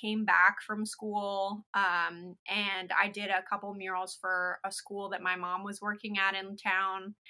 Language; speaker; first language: English; native; English